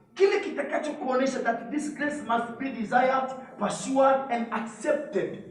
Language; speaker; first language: English; non-native, local second language; Swahili